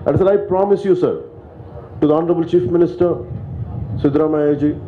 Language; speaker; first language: English; non-native, local second language; Kannada